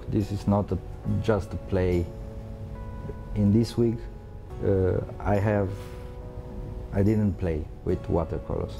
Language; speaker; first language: English; non-native, learner; Romanian